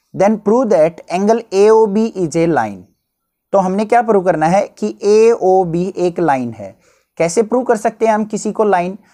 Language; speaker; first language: Hindi; native; Hindi